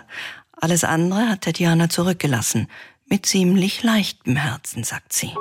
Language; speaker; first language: German; native; German